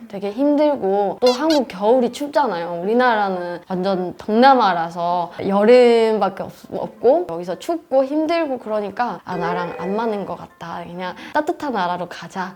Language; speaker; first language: Korean; non-native, fluent; Burmese